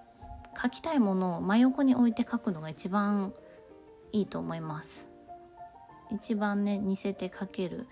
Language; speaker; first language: Japanese; native; Japanese